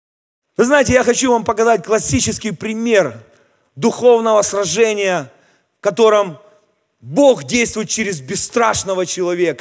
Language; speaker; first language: Russian; native; Russian